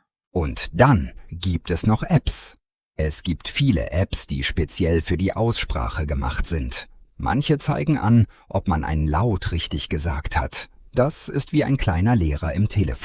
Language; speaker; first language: German; non-native, fluent; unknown